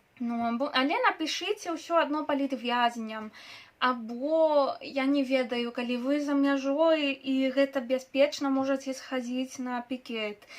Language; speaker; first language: Belarusian; non-native, local second language; Russian